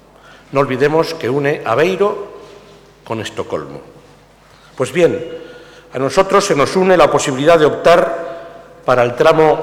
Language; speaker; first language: Spanish; native; Spanish